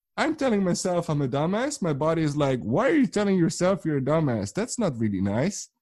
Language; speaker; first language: English; non-native, fluent; Dutch